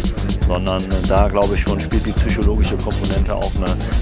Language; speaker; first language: German; native; German